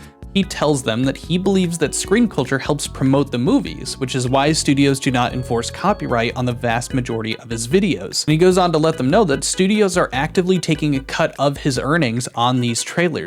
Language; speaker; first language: English; native; English